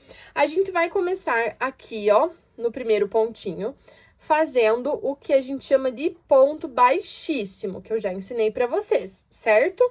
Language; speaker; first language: Portuguese; native; Portuguese